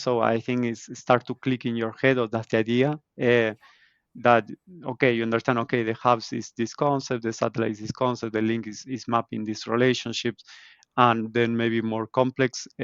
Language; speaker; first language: English; non-native, fluent; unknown